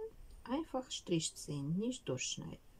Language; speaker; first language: German; non-native, learner; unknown